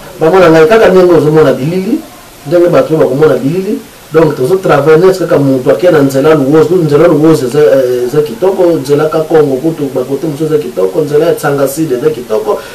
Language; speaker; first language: Lingala; non-native, local second language; Kongo